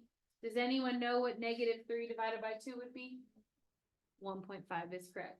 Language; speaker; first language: English; native; English